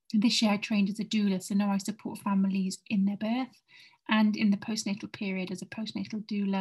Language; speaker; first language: English; native; English